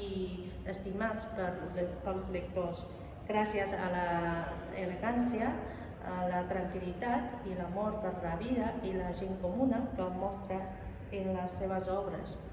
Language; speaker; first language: Catalan; non-native, fluent; Chinese